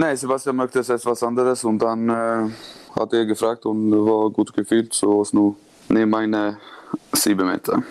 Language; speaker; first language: German; non-native, learner; Swedish